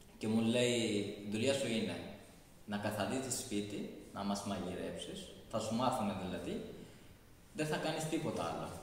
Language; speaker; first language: Greek; non-native, fluent; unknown